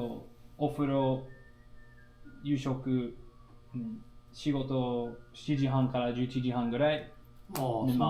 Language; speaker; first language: Japanese; non-native, learner; English